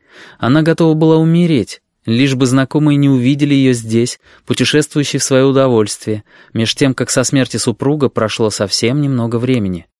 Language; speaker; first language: Russian; native; Russian